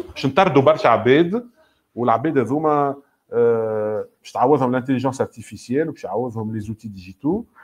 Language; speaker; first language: French; non-native, local second language; Arabic